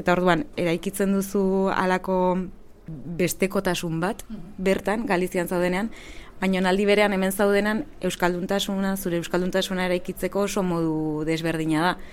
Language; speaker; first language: Basque; non-native, local second language; Spanish